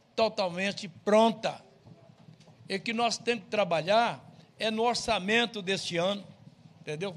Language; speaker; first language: Portuguese; native; Portuguese